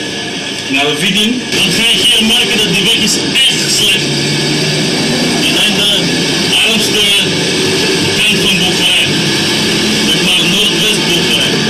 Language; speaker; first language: Dutch; non-native, local second language; Bulgarian